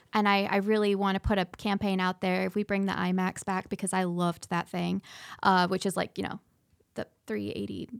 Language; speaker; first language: English; native; English